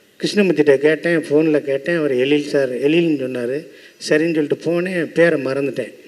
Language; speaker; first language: Tamil; native; Tamil